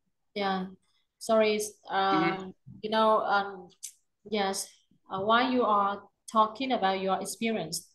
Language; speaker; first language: English; non-native, learner; Vietnamese